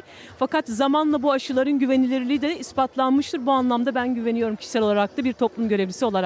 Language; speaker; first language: Turkish; native; Turkish